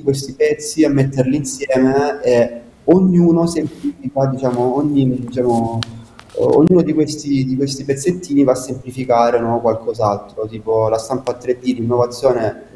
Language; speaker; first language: Italian; native; Italian